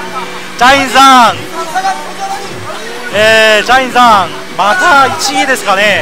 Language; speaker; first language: Japanese; non-native, learner; Korean